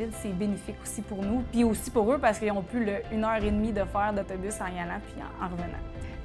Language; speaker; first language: French; native; French